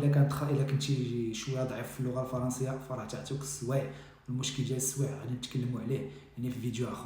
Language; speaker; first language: Arabic; native; Arabic